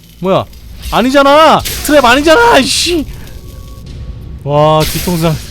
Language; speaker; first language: Korean; native; Korean